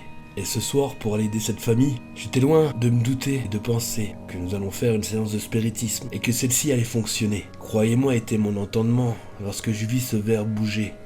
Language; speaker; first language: French; native; French